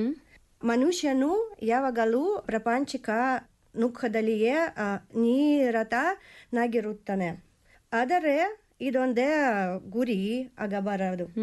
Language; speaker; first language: Kannada; non-native, learner; Russian